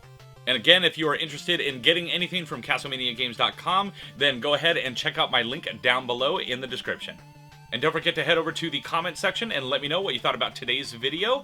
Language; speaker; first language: English; native; English